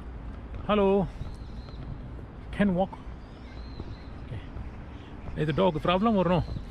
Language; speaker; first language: English; non-native, learner; Urdu